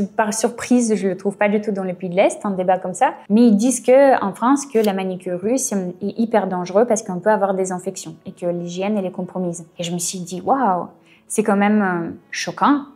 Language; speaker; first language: French; non-native, fluent; Russian